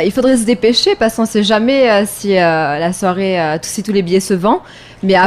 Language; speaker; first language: French; native; French